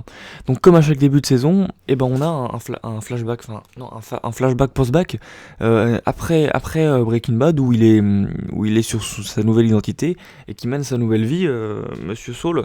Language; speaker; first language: French; native; French